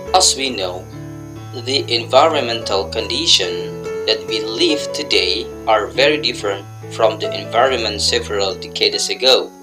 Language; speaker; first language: English; non-native, fluent; Indonesian